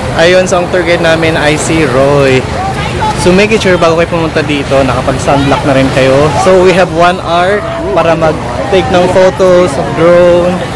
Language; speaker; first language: Filipino; native; Filipino